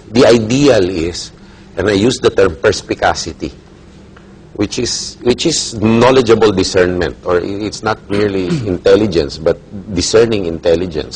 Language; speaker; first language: English; non-native, local second language; Filipino